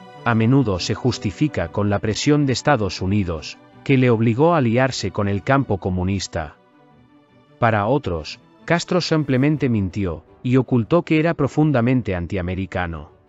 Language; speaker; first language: Spanish; native; Spanish